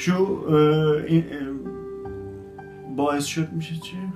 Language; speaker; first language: Turkish; non-native, learner; Azerbaijani